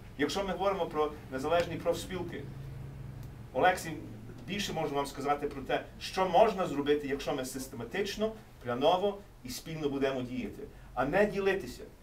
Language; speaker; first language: Ukrainian; early bilingual, heritage; English